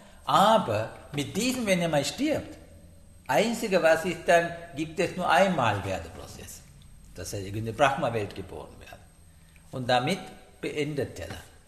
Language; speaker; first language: German; non-native, learner; Sinhala